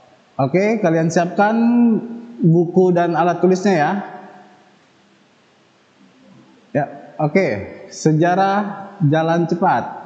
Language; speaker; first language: Indonesian; native; Indonesian